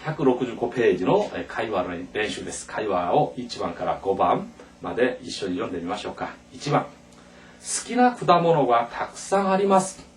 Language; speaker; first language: Japanese; non-native, fluent; Korean